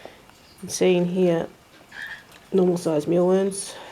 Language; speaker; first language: English; native; English